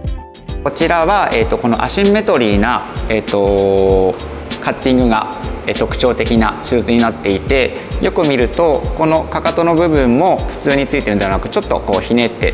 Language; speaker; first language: Japanese; native; Japanese